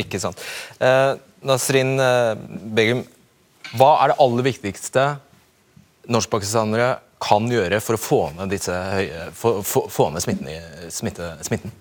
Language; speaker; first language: Norwegian; native; Norwegian